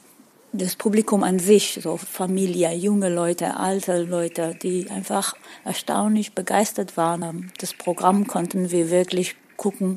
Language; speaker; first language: German; non-native, fluent; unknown